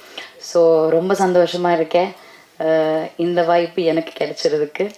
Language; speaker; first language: Tamil; non-native, learner; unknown